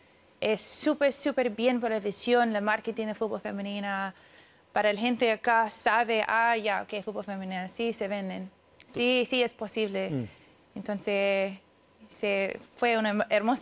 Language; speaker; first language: Spanish; early bilingual, heritage; English